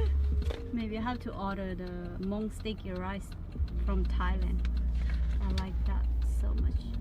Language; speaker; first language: English; non-native, learner; Thai